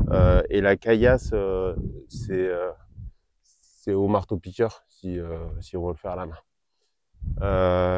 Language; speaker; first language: French; native; French